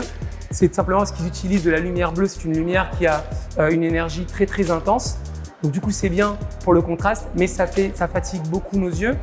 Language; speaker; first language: French; native; French